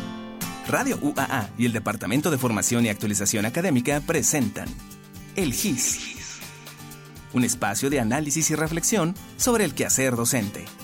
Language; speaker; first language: Spanish; native; Spanish